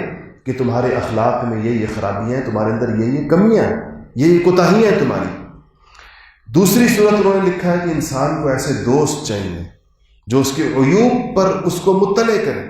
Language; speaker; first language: Urdu; native; Urdu